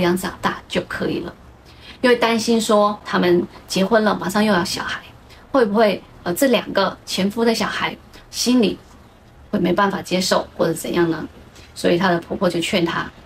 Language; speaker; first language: Chinese; native; Chinese